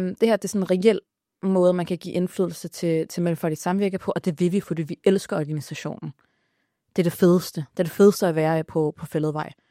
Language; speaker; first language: Danish; early bilingual, other home language; Arabic